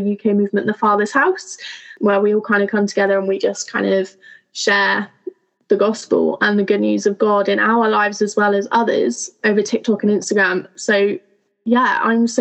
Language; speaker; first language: English; native; English